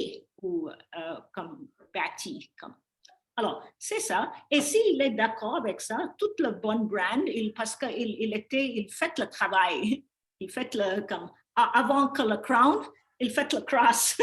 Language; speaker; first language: French; non-native, learner; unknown